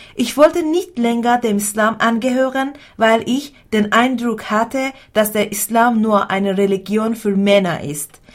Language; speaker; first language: German; non-native, fluent; Persian